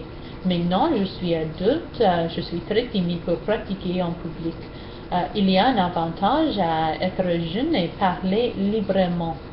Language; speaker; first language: French; non-native, learner; English